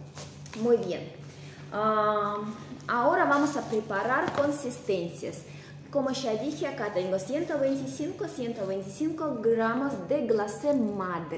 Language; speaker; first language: Spanish; non-native, fluent; Russian